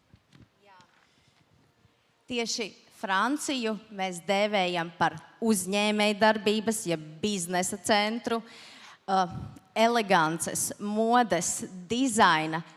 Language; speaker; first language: Latvian; native; Latvian